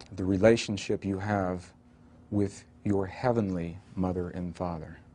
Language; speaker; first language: English; native; English